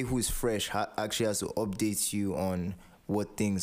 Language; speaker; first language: English; non-native, local second language; Yoruba